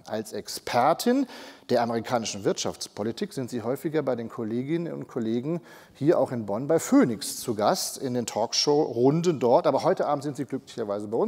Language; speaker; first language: German; native; German